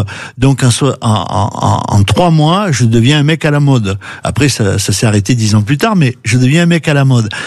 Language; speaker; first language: French; native; French